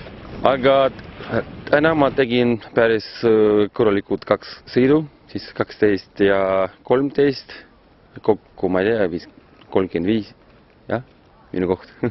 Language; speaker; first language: Estonian; non-native, local second language; Russian